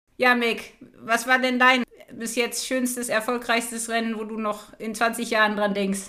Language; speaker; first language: German; native; German